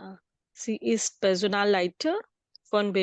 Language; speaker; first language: German; non-native, learner; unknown